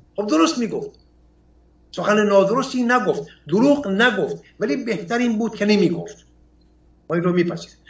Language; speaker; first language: Persian; non-native, local second language; Assyrian Neo-Aramaic